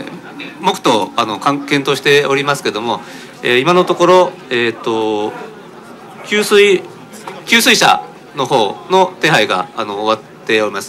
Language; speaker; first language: Japanese; native; Japanese